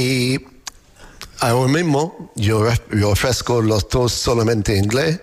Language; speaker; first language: Spanish; non-native, learner; English